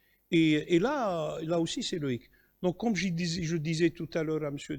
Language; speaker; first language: French; non-native, local second language; Kabyle